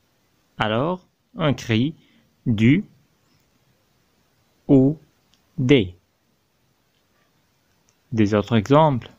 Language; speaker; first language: French; non-native, fluent; Arabic